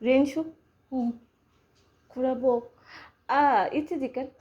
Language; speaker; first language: Japanese; non-native, learner; Bangla